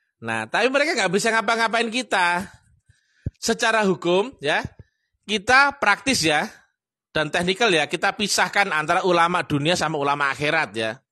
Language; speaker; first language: Indonesian; non-native, local second language; Javanese